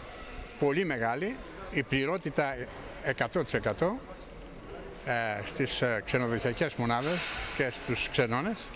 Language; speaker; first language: Greek; native; Greek